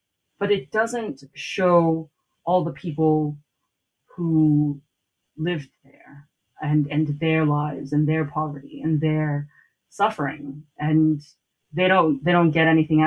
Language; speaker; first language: English; non-native, local second language; Cantonese